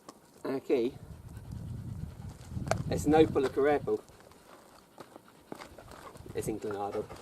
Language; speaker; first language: Spanish; non-native, learner; English